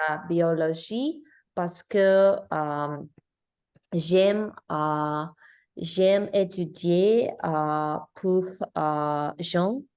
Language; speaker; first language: French; non-native, learner; English